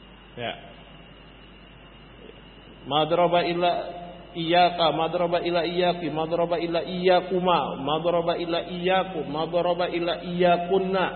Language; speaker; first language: Arabic; non-native, fluent; Indonesian